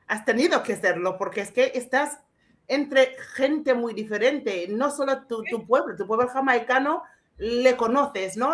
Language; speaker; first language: Spanish; non-native, fluent; English